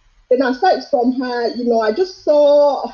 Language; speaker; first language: English; non-native, local second language; Yoruba